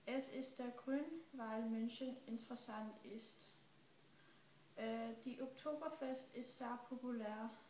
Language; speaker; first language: German; non-native, learner; Danish